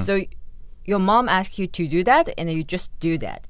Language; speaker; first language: English; non-native, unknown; Chinese